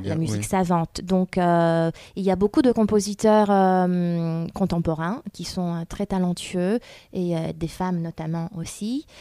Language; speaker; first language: French; non-native, fluent; Romanian